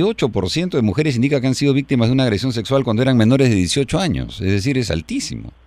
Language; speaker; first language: Spanish; native; Spanish